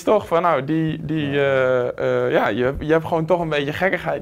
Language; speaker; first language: Dutch; native; Dutch